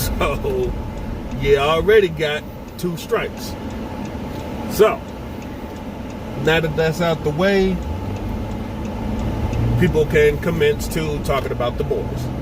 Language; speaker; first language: English; native; English